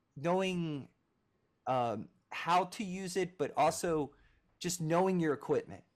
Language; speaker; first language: English; native; English